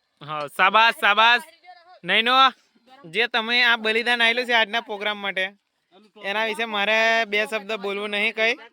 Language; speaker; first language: Gujarati; non-native, local second language; Rathawi